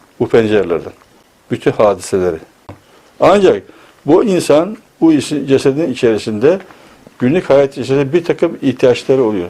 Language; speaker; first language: Turkish; native; Turkish